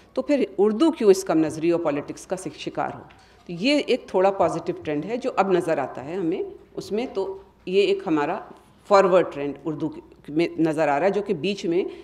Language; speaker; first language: Hindi; native; Hindi